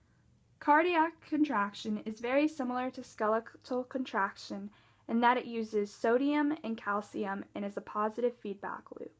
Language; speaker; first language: English; native; English